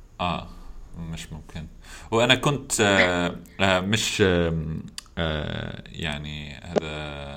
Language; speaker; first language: Arabic; non-native, fluent; English